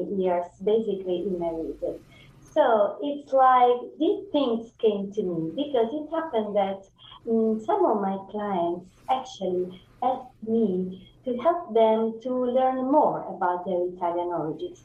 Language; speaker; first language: English; non-native, fluent; Italian